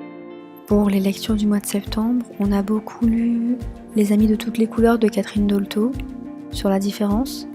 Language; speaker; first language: French; native; French